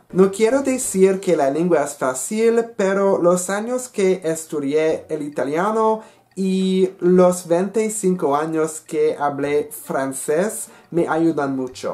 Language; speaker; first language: Spanish; non-native, learner; English